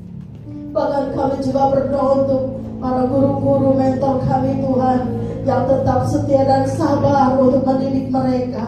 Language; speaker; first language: Indonesian; native; Indonesian